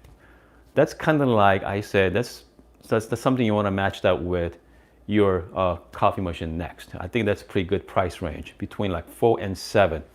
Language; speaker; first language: English; non-native, fluent; Korean